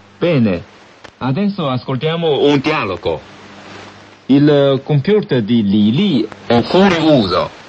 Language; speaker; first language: Italian; non-native, fluent; Chinese